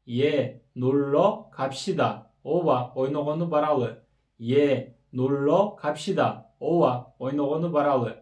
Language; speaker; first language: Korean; non-native, fluent; Kyrgyz